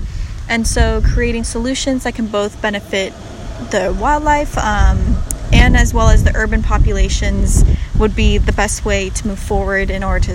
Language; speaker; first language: English; native; English